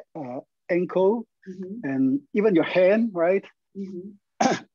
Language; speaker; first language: English; non-native, learner; Chinese